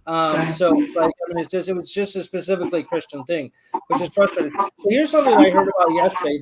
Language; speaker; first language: English; native; English